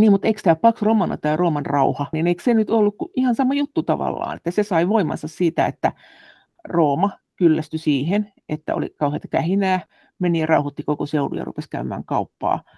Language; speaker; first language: Finnish; native; Finnish